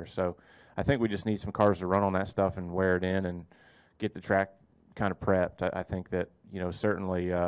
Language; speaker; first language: English; native; English